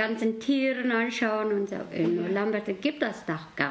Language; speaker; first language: German; non-native, learner; Mongolian